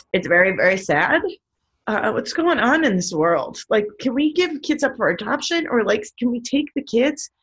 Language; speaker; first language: English; native; English